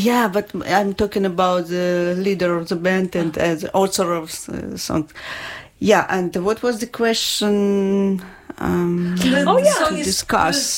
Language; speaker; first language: English; non-native, learner; Ukrainian